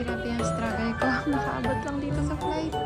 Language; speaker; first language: Filipino; native; Filipino